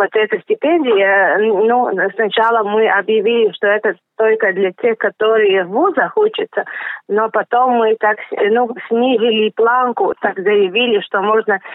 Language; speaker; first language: Russian; non-native, local second language; Latvian